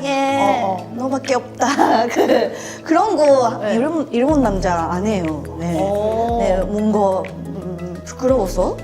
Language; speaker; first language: Korean; non-native, learner; Japanese